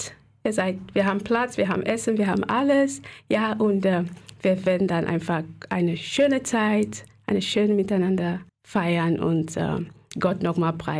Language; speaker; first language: German; non-native, fluent; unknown